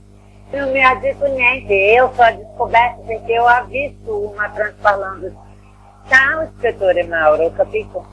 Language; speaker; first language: Italian; non-native, learner; Portuguese